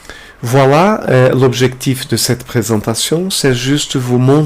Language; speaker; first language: French; non-native, fluent; Portuguese